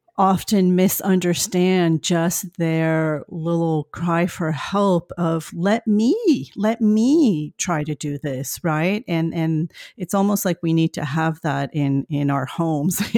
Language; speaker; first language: English; non-native, fluent; French